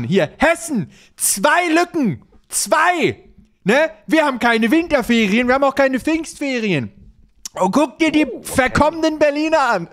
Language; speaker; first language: German; native; German